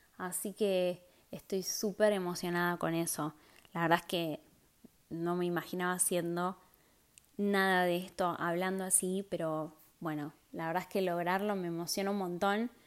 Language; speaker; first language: Spanish; native; Spanish